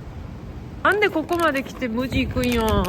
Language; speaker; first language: Japanese; non-native, fluent; Korean